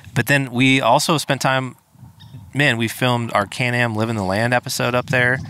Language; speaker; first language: English; native; English